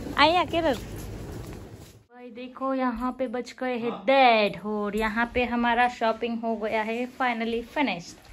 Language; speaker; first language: Hindi; non-native, local second language; Gujarati